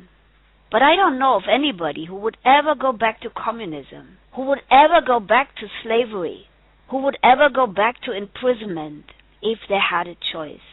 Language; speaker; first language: English; non-native, fluent; German